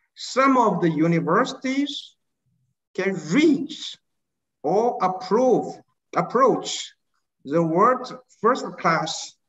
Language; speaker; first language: English; non-native, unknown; Chinese